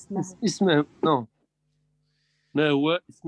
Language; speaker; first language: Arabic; non-native, learner; French